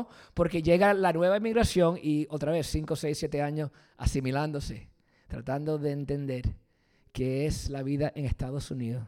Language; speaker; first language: Spanish; early bilingual, heritage; Spanish